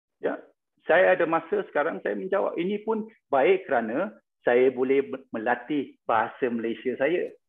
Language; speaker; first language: Malay; non-native, local second language; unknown